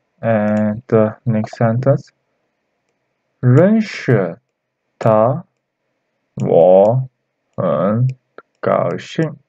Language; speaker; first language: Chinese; non-native, learner; Turkish